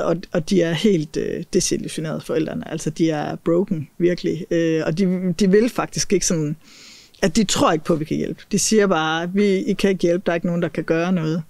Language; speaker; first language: Danish; native; Danish